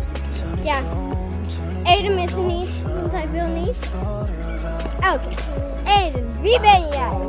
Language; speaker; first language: Dutch; non-native, learner; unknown